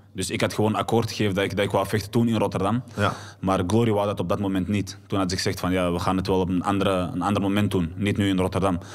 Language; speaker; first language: Dutch; early bilingual, other home language; Arabic